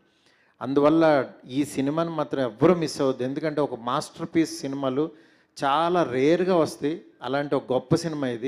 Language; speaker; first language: Telugu; native; Telugu